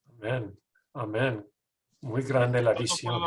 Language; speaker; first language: Spanish; non-native, learner; English